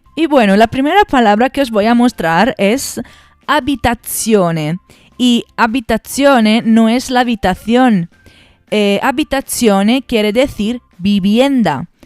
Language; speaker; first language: Spanish; non-native, fluent; Italian